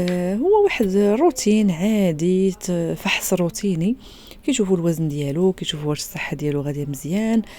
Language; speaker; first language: Arabic; native; Arabic